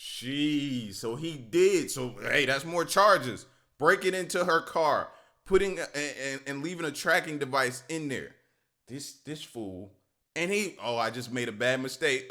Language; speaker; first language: English; native; English